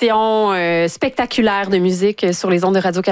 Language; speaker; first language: French; native; French